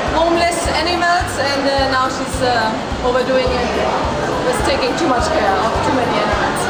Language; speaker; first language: English; non-native, fluent; German